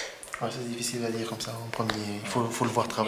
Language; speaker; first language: French; native; French